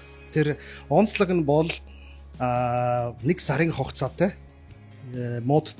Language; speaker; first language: Mongolian; non-native, learner; German